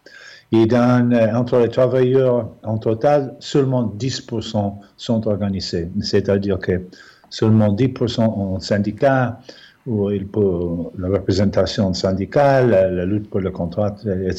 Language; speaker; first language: French; non-native, fluent; English